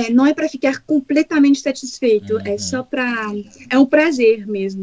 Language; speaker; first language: Portuguese; non-native, fluent; French